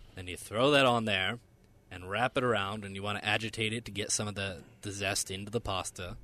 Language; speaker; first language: English; native; English